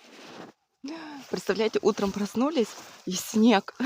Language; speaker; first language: Russian; native; Russian